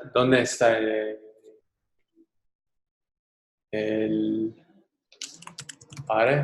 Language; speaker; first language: Spanish; non-native, learner; English